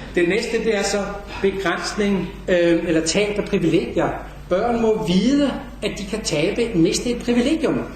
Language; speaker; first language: Danish; native; Danish